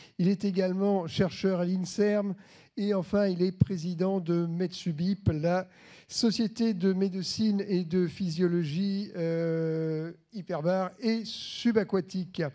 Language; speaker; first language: French; native; French